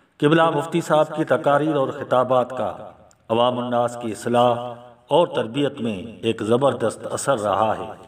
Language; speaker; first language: Urdu; non-native, local second language; Sindhi